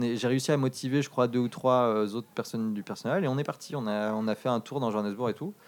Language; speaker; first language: French; early bilingual, other home language; English